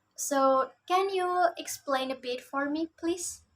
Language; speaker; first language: English; non-native, learner; Indonesian